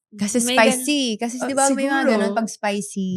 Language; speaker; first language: Filipino; native; Filipino